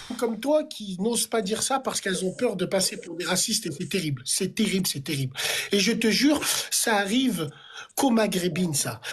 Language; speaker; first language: French; native; French